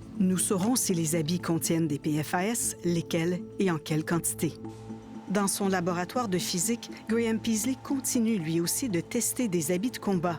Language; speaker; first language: French; native; French